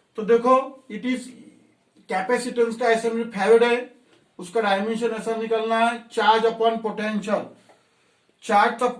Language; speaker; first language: Hindi; non-native, local second language; Marathi